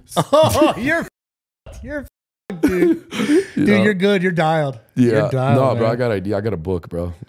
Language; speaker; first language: English; non-native, fluent; Ukrainian